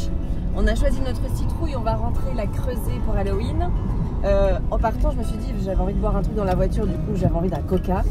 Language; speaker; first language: French; native; French